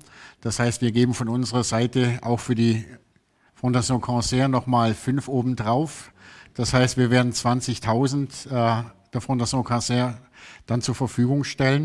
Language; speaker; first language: German; native; German